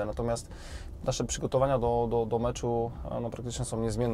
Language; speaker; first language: Polish; native; Polish